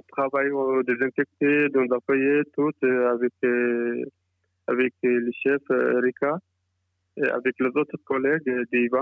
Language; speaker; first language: French; non-native, learner; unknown